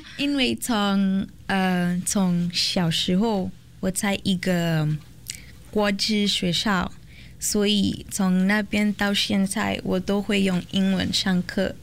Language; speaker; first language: Chinese; non-native, learner; Portuguese